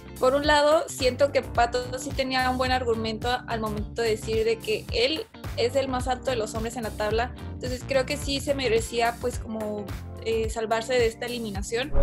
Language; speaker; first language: Spanish; native; Spanish